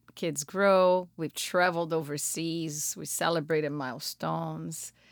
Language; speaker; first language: English; non-native, fluent; Portuguese